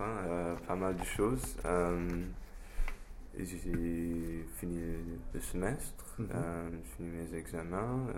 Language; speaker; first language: French; non-native, fluent; English